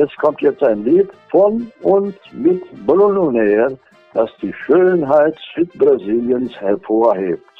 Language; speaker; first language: German; early bilingual, heritage; Portuguese